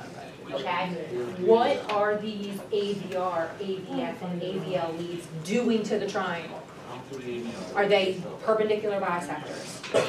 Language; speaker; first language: English; native; English